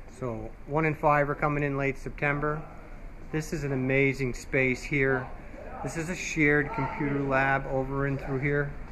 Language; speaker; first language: English; native; English